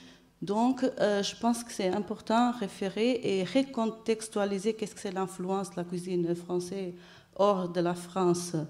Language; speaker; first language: French; non-native, fluent; Portuguese